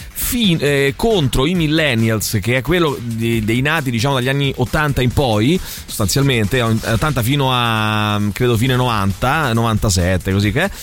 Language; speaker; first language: Italian; native; Italian